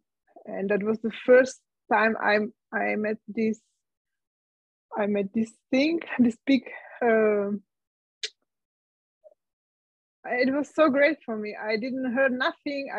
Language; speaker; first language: English; non-native, learner; Czech